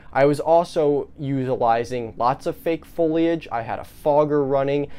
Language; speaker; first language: English; native; English